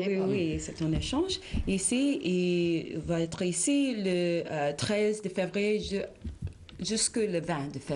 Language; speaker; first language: French; non-native, learner; English